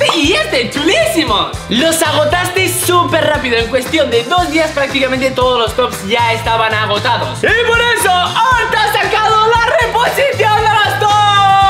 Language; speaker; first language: Spanish; native; Spanish